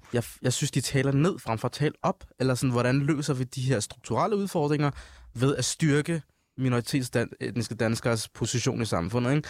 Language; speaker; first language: Danish; early bilingual, other home language; Somali